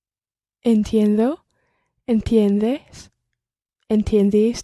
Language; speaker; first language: Spanish; non-native, learner; English